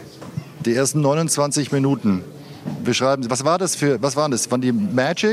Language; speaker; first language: German; native; German